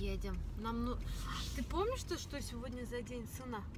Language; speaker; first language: Russian; native; Russian